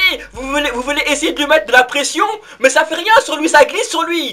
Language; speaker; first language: French; native; French